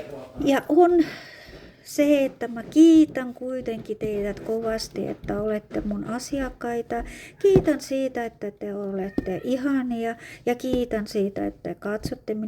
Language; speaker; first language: Finnish; non-native, fluent; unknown